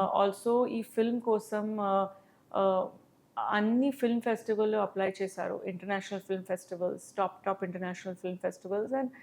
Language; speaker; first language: Telugu; non-native, learner; Hindi